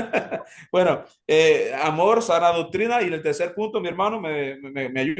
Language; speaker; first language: Spanish; native; Spanish